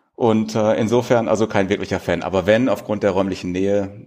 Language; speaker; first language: German; native; German